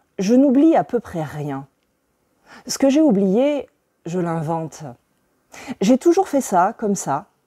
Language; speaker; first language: French; native; French